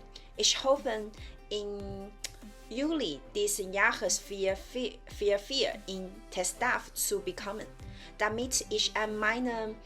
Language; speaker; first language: German; non-native, learner; Chinese